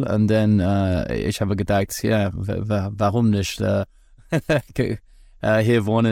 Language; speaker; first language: German; non-native, learner; English